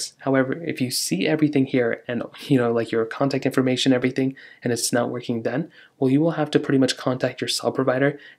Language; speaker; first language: English; native; English